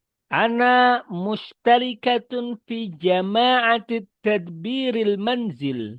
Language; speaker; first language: Arabic; non-native, fluent; Indonesian